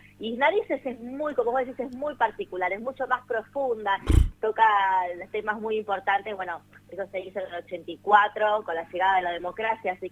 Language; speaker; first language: Spanish; native; Spanish